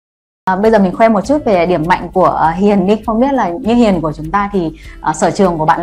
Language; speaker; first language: Vietnamese; native; Vietnamese